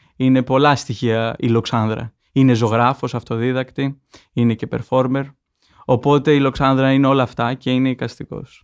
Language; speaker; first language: Greek; native; Greek